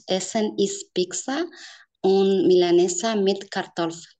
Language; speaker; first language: German; non-native, learner; Spanish